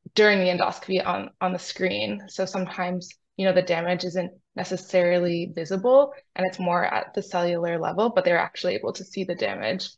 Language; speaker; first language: English; native; English